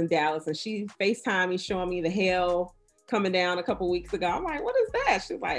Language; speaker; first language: English; native; English